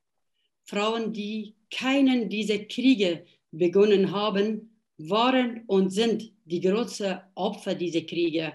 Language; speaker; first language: German; non-native, fluent; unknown